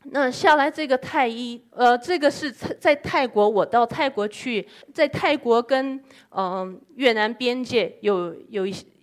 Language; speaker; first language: Chinese; non-native, fluent; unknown